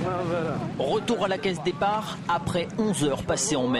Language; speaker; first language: French; native; French